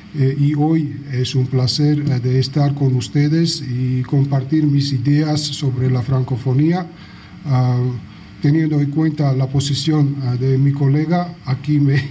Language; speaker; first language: Spanish; non-native, fluent; Georgian